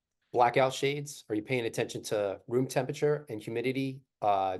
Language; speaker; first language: English; native; English